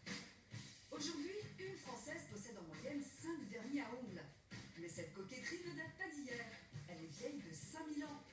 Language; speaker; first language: French; native; French